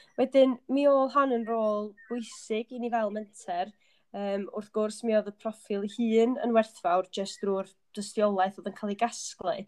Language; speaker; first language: Welsh; native; Welsh